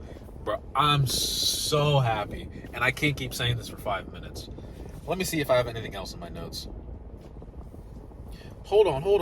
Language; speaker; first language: English; native; English